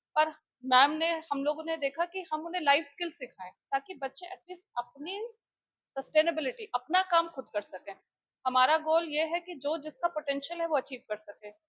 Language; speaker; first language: Hindi; native; Hindi